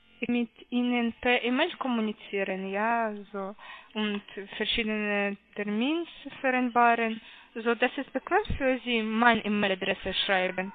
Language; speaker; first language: German; non-native, learner; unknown